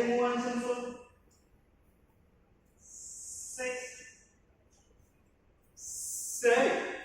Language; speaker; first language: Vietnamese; non-native, learner; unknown